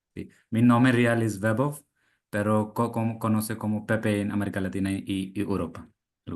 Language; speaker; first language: Spanish; non-native, learner; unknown